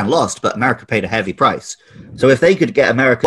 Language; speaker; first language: English; native; English